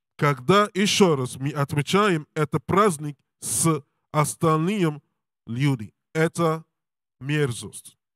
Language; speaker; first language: Russian; non-native, learner; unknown